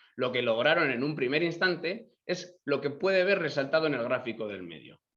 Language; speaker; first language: Spanish; native; Spanish